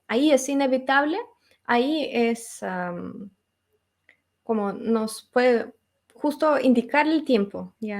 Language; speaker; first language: Spanish; non-native, fluent; Russian